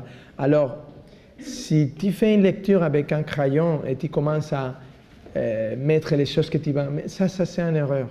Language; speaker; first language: French; non-native, fluent; Spanish